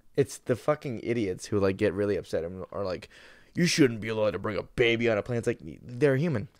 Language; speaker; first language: English; native; English